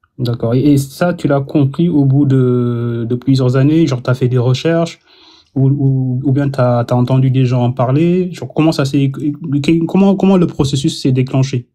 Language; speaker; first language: French; non-native, local second language; Wolof